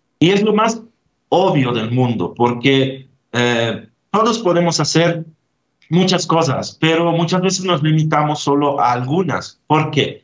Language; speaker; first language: Spanish; non-native, fluent; Italian